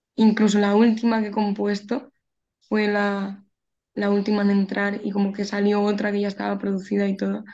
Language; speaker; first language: Spanish; native; Spanish